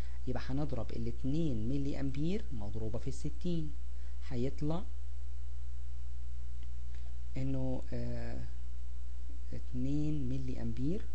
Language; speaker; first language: Arabic; native; Arabic